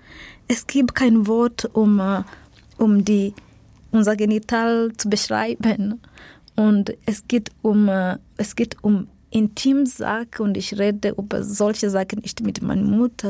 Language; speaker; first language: German; non-native, fluent; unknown